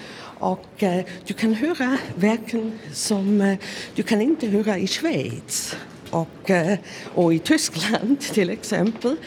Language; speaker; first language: Swedish; non-native, learner; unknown